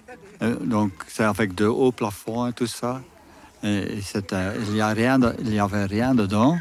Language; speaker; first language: French; non-native, learner; Dutch